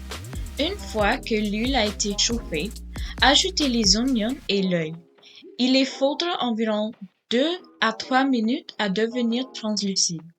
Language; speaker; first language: French; non-native, learner; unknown